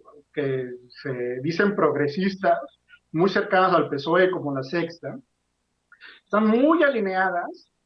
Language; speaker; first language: Spanish; native; Spanish